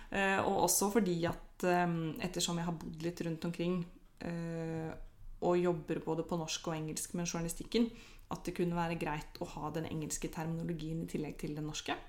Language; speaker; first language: Norwegian; native; Norwegian